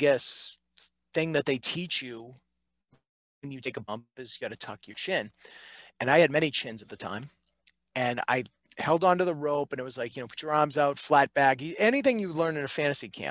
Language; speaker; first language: English; native; English